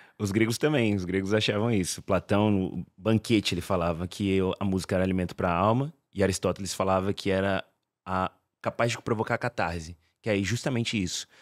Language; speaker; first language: Portuguese; native; Portuguese